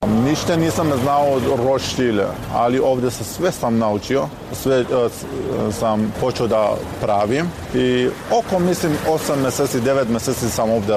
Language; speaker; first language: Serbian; non-native, learner; Persian